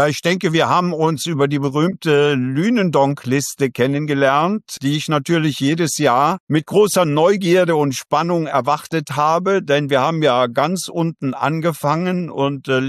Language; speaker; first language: German; native; German